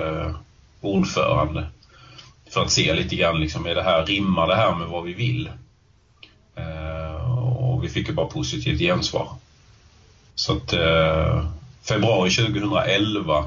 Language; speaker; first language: Swedish; native; Swedish